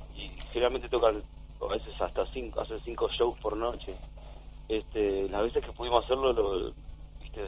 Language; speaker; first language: Spanish; native; Spanish